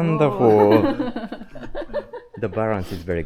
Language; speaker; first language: English; non-native, learner; Japanese